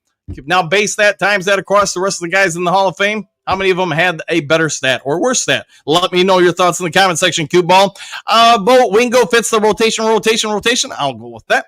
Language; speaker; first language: English; native; English